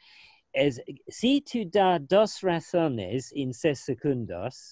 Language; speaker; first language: Spanish; non-native, learner; English